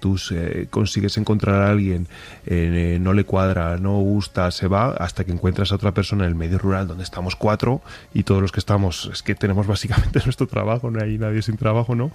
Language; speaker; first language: Spanish; native; Spanish